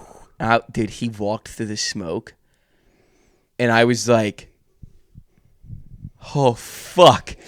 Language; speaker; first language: English; native; English